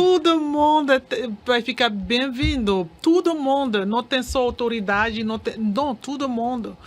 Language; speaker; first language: Portuguese; non-native, learner; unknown